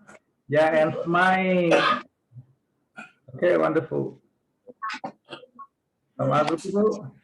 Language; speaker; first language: English; non-native, fluent; Vietnamese